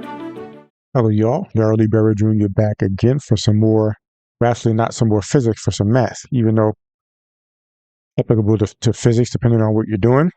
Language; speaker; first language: English; native; English